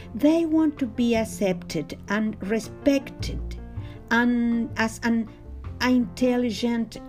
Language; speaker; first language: English; non-native, learner; Spanish